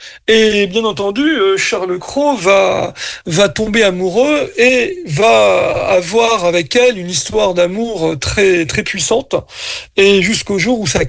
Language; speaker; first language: French; native; French